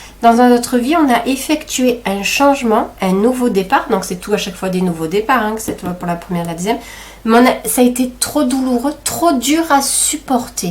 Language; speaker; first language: French; native; French